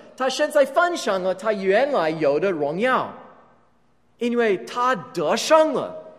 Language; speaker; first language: Chinese; non-native, fluent; English